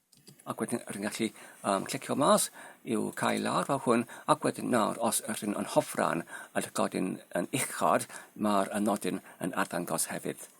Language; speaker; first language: Welsh; non-native, learner; Polish